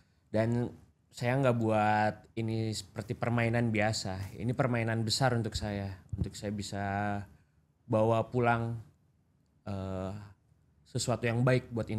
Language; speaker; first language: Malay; non-native, local second language; Indonesian